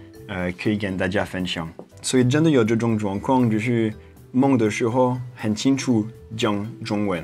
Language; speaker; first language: Chinese; non-native, fluent; French